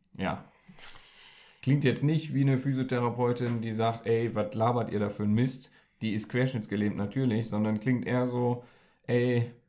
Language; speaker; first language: German; early bilingual, other home language; Turkish